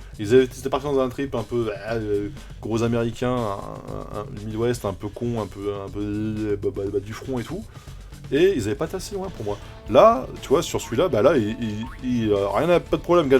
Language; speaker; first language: French; native; French